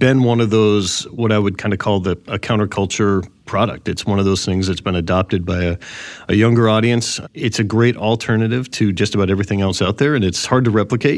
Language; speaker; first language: English; native; English